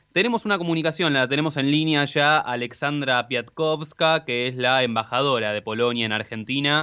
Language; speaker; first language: Spanish; native; Spanish